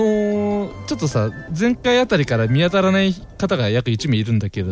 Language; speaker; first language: Japanese; native; Japanese